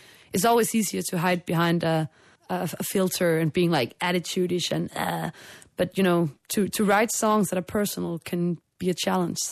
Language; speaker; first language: English; non-native, fluent; Danish